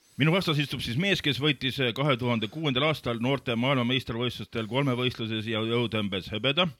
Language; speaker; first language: Estonian; native; Estonian